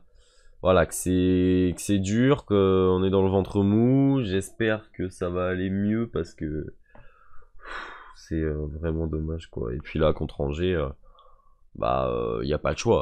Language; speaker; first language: French; native; French